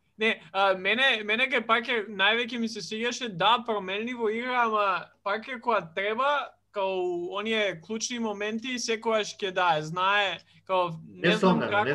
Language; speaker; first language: Macedonian; native; Macedonian